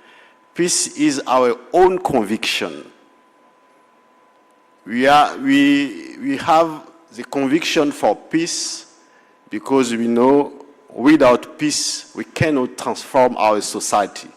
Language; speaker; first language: English; non-native, fluent; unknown